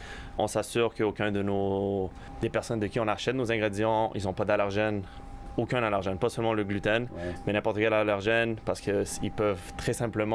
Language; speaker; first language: French; native; French